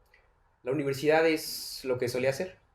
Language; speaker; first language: Spanish; native; Spanish